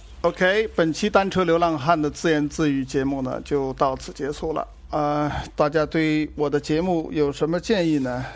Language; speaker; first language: Chinese; native; Chinese